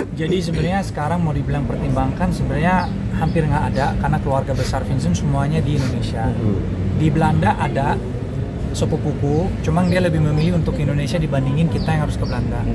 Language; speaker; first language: Indonesian; non-native, fluent; Dutch